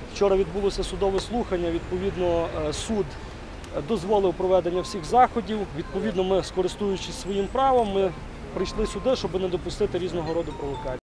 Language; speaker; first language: Ukrainian; native; Ukrainian